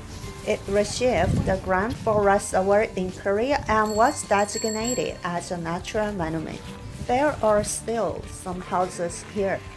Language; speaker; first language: English; non-native, fluent; Korean